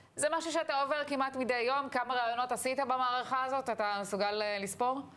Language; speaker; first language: Hebrew; native; Hebrew